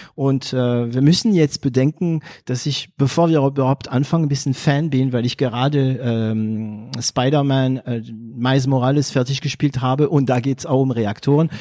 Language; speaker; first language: German; non-native, fluent; French